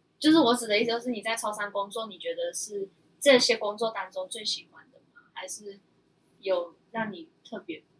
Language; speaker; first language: Chinese; early bilingual, heritage; Chinese